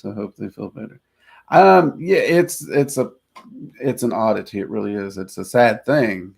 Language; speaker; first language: English; native; English